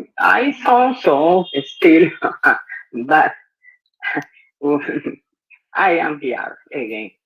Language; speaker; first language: English; non-native, learner; Spanish